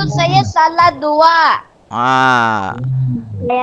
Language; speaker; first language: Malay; non-native, learner; Chinese